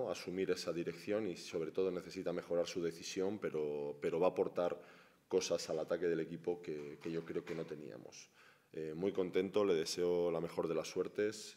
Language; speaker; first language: Spanish; native; Spanish